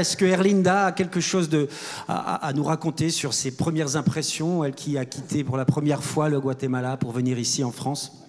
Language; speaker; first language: French; native; French